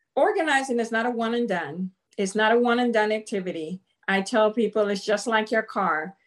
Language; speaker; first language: English; non-native, fluent; Spanish